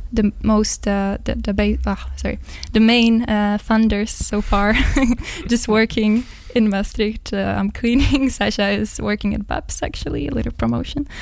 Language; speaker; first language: English; non-native, fluent; Polish